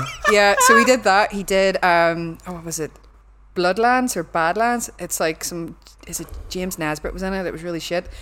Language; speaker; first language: English; native; English